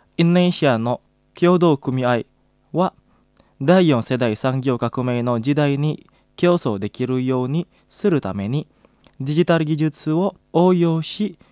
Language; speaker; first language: Japanese; non-native, fluent; Indonesian